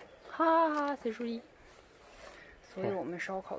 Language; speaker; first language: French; non-native, fluent; Chinese